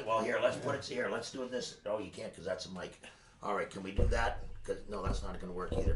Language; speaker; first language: English; native; English